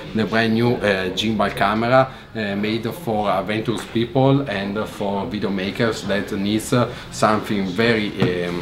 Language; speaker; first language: English; non-native, fluent; Italian